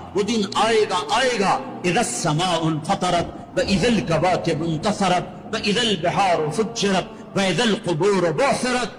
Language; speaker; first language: Urdu; non-native, local second language; Punjabi